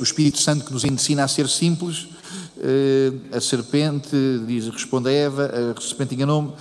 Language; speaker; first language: Portuguese; native; Portuguese